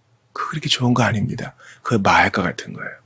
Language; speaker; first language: Korean; native; Korean